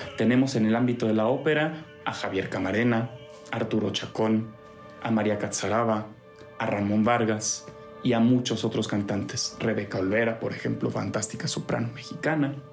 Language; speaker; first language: Spanish; native; Spanish